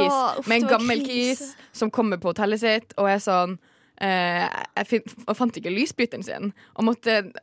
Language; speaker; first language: Norwegian; native; Norwegian